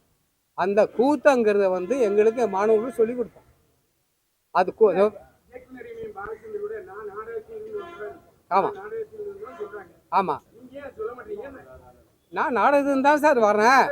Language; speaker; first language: Tamil; native; Tamil